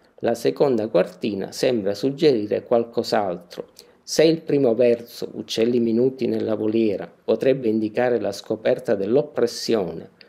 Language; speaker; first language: Italian; native; Italian